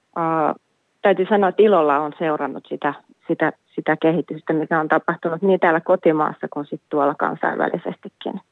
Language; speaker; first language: Finnish; native; Finnish